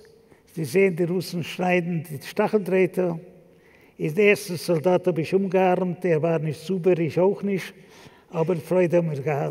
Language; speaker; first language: German; non-native, fluent; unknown